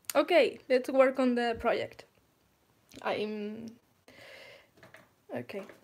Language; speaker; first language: English; non-native, fluent; Spanish